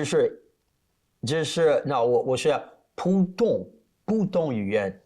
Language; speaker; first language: Chinese; non-native, learner; Portuguese